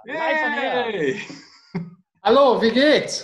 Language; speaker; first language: German; non-native, fluent; Afrikaans